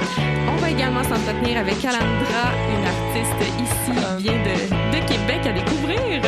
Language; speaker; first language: French; native; French